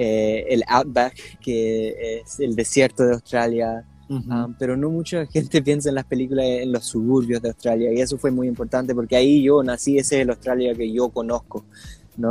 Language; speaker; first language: Spanish; early bilingual, heritage; Spanish